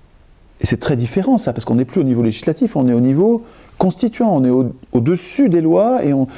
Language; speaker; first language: French; native; French